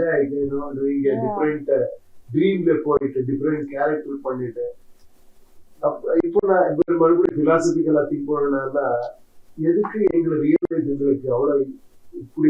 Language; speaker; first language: Tamil; non-native, learner; Kannada